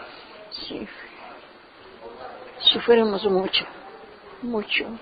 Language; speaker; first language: Spanish; early bilingual, heritage; Ladino